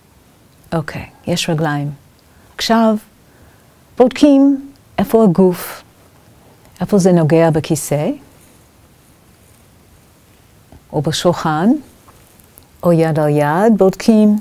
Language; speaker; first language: Hebrew; non-native, fluent; English